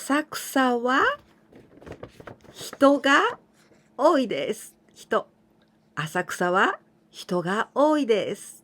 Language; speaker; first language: Japanese; non-native, fluent; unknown